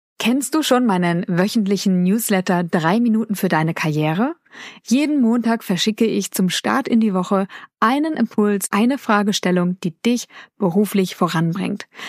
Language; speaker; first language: German; native; German